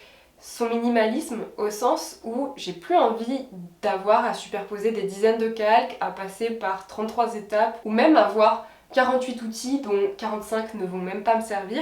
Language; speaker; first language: French; native; French